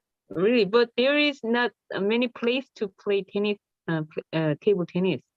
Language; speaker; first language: English; non-native, learner; Korean